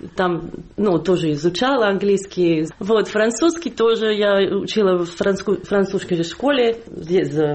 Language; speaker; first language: Russian; non-native, fluent; Catalan